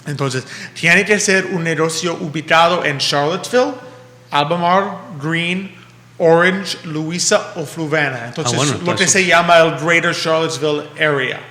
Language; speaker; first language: Spanish; early bilingual, heritage; English